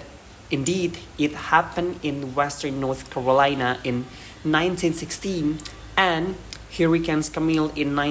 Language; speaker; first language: English; non-native, learner; Indonesian